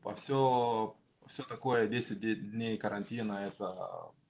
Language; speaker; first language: Russian; non-native, local second language; Romanian